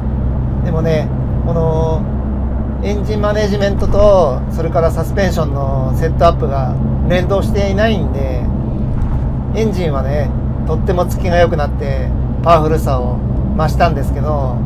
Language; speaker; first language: Japanese; native; Japanese